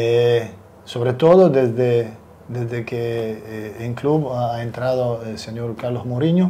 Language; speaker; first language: Spanish; non-native, fluent; Serbian